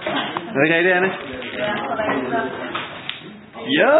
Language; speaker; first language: Danish; native; Danish